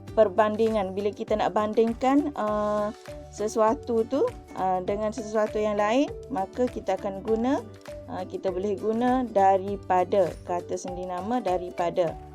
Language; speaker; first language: Malay; native; Malay